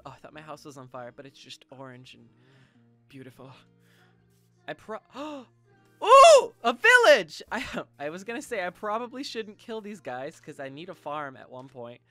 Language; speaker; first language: English; native; English